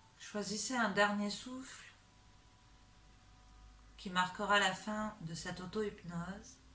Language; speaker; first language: French; native; French